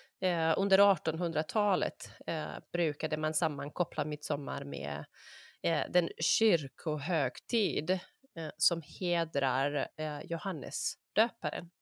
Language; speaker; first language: Swedish; non-native, fluent; Bosnian